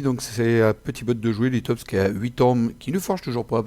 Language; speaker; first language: French; native; French